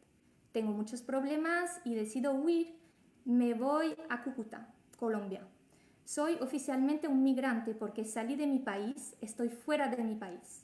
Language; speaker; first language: Spanish; non-native, fluent; French